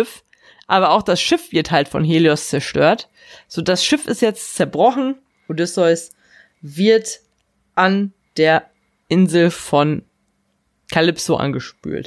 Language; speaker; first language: German; native; German